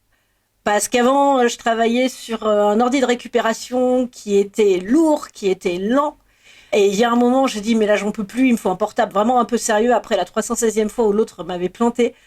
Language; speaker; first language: French; native; French